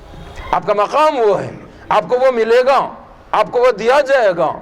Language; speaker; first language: Urdu; native; Urdu